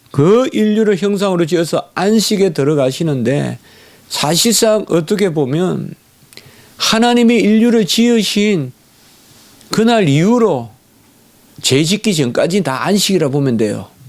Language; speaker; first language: Korean; native; Korean